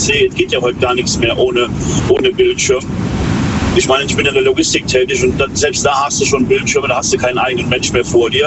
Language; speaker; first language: German; native; German